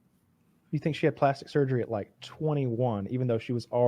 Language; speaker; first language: English; native; English